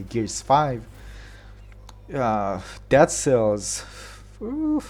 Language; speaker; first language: English; non-native, fluent; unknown